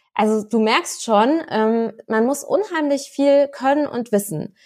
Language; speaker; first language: German; native; German